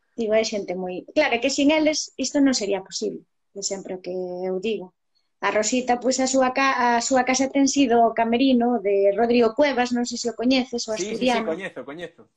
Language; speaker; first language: Galician; native; Galician